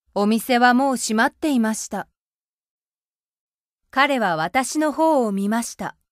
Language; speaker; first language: Japanese; native; Japanese